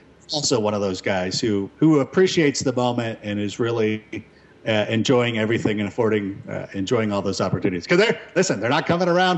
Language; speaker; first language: English; native; English